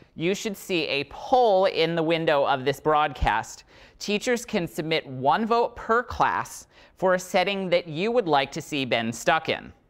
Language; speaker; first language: English; native; English